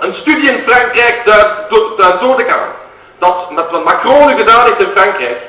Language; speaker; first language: Dutch; non-native, local second language; French